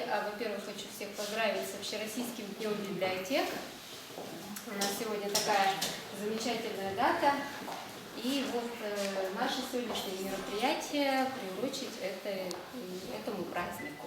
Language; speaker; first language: Russian; native; Russian